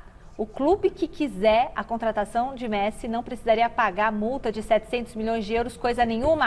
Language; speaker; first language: Portuguese; native; Portuguese